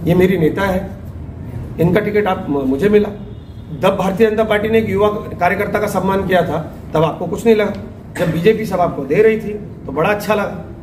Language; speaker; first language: Hindi; non-native, local second language; Marathi